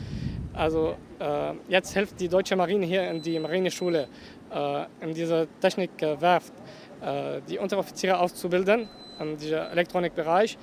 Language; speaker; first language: German; non-native, learner; Arabic